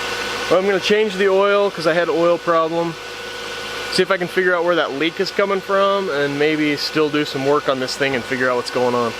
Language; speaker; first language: English; native; English